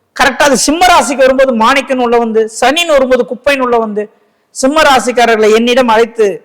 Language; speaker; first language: Tamil; native; Tamil